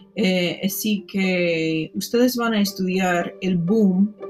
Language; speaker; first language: Spanish; non-native, fluent; English